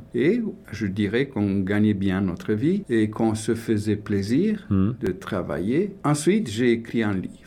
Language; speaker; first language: French; non-native, fluent; Romanian